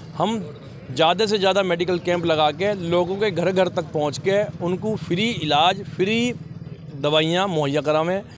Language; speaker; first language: Hindi; non-native, local second language; Punjabi